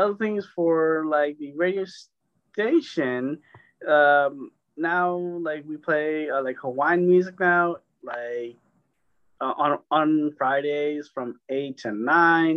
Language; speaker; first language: English; native; English